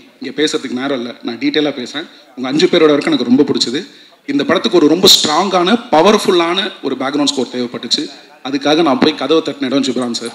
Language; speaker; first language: Tamil; native; Tamil